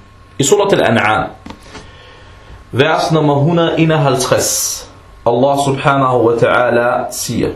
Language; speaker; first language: Danish; non-native, fluent; Arabic